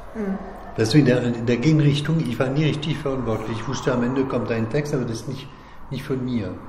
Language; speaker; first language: German; non-native, fluent; French